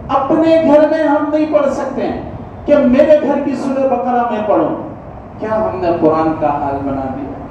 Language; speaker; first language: Urdu; native; Urdu